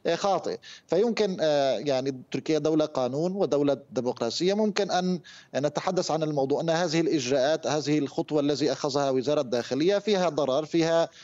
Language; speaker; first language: Arabic; non-native, fluent; Turkish